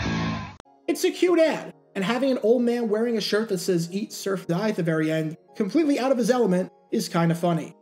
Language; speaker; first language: English; native; English